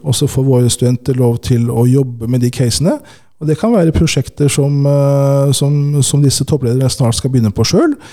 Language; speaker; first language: Norwegian; native; Norwegian